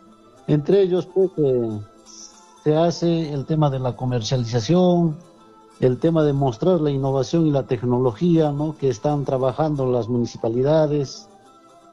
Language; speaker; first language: Spanish; native; Spanish